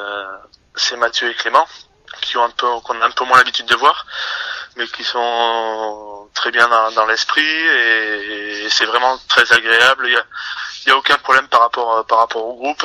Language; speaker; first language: French; native; French